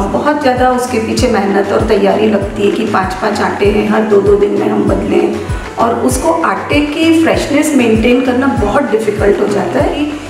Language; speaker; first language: Hindi; native; Hindi